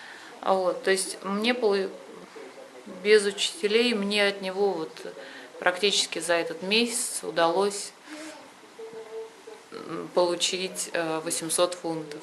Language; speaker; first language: Russian; native; Russian